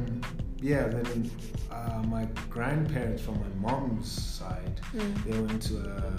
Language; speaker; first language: English; non-native, local second language; Zulu